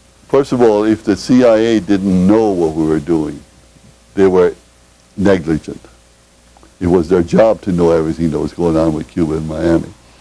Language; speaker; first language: English; native; English